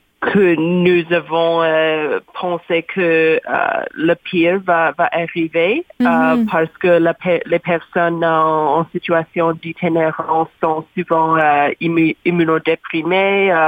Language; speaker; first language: French; non-native, learner; English